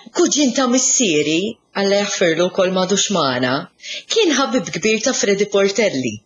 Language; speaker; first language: Maltese; early bilingual, other home language; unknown